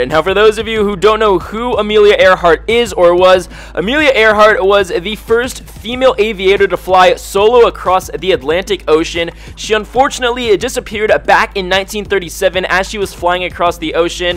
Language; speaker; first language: English; native; English